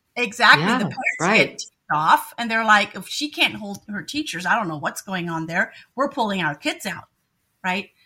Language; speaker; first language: English; non-native, fluent; German